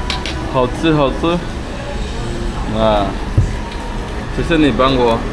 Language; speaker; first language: Chinese; non-native, learner; Rundi